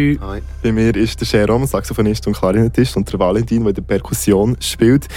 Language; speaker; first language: German; native; German